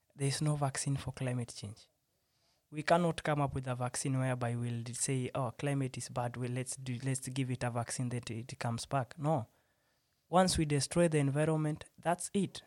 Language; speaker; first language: English; non-native, local second language; Swahili